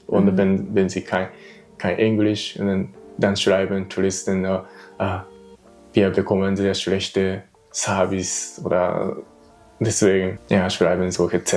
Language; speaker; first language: German; non-native, learner; Japanese